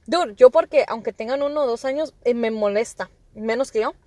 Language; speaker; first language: Spanish; early bilingual, heritage; Spanish